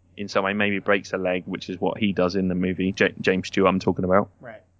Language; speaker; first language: English; native; English